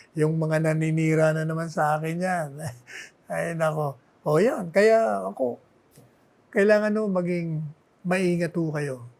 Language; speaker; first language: Filipino; non-native, local second language; Bikol